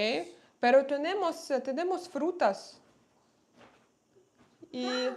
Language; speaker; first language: Spanish; non-native, learner; Russian